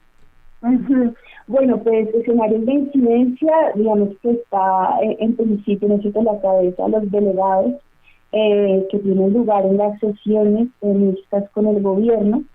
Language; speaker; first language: Spanish; native; Spanish